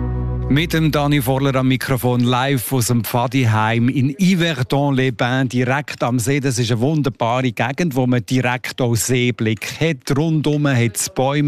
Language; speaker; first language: German; native; German